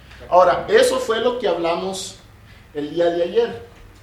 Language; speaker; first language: Spanish; native; Spanish